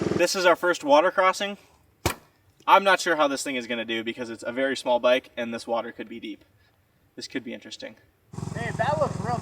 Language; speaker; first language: English; native; English